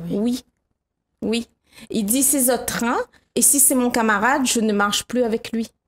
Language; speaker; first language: French; native; French